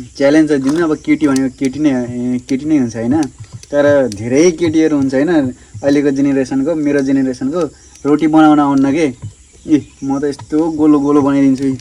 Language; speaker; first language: Nepali; non-native, local second language; Rana Tharu